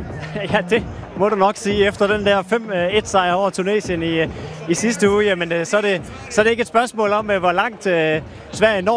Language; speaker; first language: Danish; native; Danish